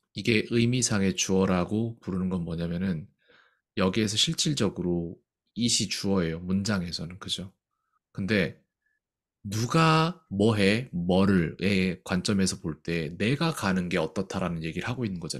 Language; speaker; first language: Korean; native; Korean